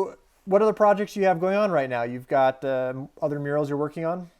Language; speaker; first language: English; native; English